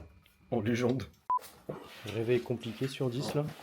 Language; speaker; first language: French; native; French